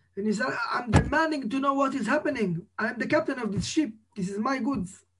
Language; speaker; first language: English; non-native, fluent; Hebrew